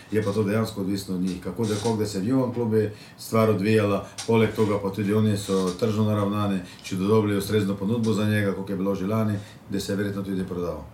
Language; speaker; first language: Slovenian; native; Slovenian